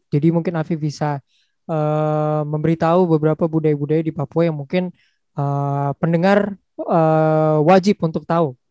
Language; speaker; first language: Indonesian; native; Indonesian